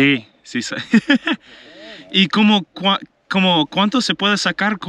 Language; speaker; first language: Spanish; non-native, learner; English